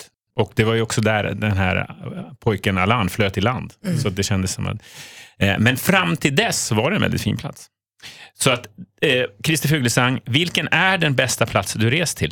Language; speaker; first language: Swedish; native; Swedish